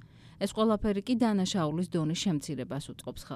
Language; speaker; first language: Georgian; native; Georgian